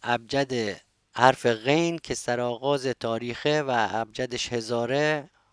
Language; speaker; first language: Persian; native; Persian